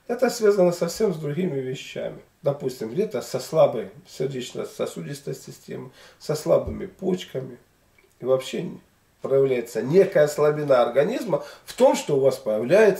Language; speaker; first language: Russian; native; Russian